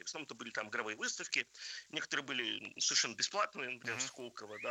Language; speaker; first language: Russian; native; Russian